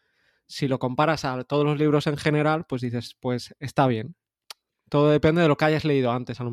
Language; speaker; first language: Spanish; native; Spanish